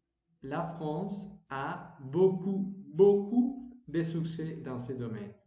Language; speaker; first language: French; non-native, learner; Spanish